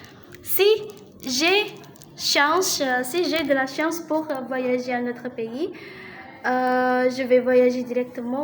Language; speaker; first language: French; non-native, learner; Indonesian